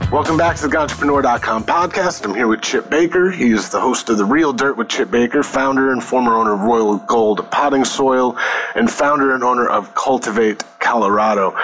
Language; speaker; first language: English; native; English